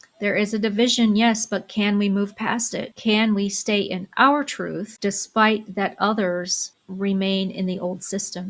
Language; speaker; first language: English; native; English